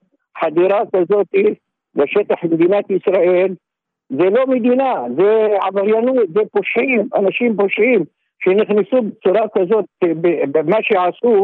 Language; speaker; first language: Hebrew; non-native, local second language; Arabic